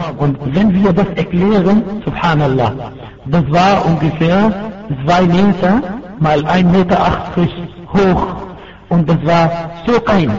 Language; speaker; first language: German; non-native, fluent; Arabic